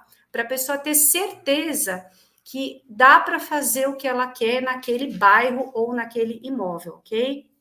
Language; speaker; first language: Portuguese; native; Portuguese